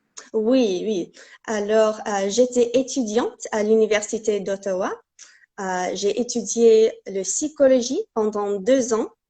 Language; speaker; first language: French; non-native, fluent; English